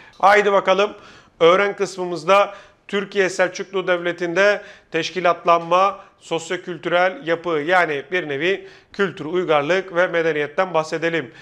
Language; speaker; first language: Turkish; native; Turkish